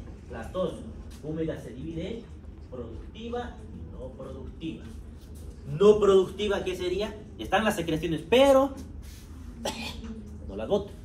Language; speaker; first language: Spanish; native; Spanish